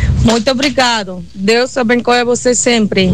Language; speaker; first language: Portuguese; non-native, learner; Spanish